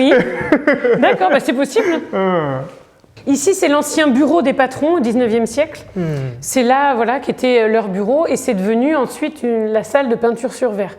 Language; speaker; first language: French; native; French